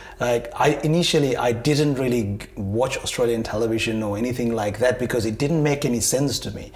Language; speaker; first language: English; non-native, local second language; Sinhala